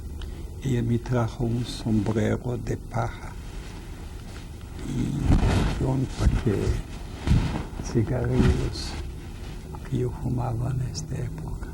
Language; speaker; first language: Spanish; non-native, fluent; Yiddish